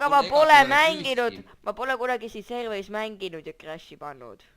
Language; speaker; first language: Estonian; native; Estonian